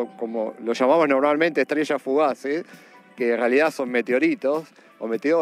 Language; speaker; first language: Spanish; native; Spanish